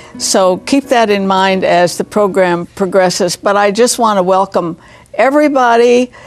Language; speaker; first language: English; native; English